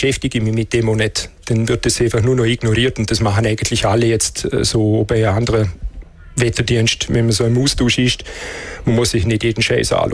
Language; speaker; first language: German; native; German